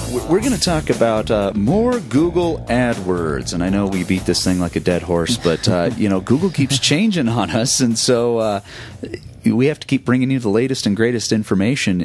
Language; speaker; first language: English; native; English